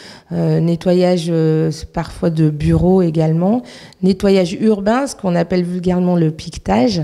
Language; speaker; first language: French; native; French